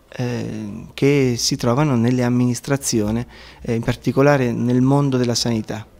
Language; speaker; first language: Italian; native; Italian